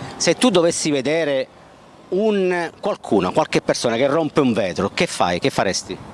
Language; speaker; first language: Italian; native; Italian